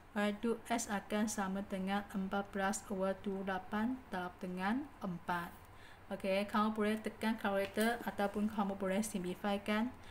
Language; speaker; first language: Malay; non-native, local second language; Chinese